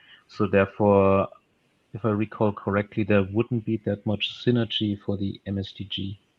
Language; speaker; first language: English; non-native, fluent; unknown